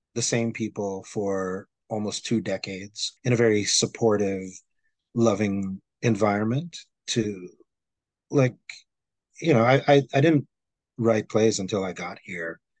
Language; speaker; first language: English; non-native, local second language; Filipino